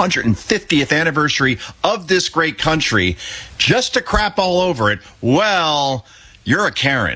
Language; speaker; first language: English; native; English